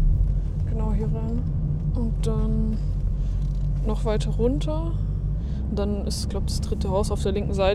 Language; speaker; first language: German; native; German